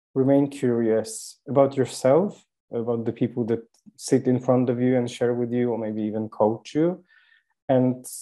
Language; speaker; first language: English; non-native, fluent; Polish